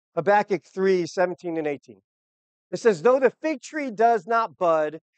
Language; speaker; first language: English; native; English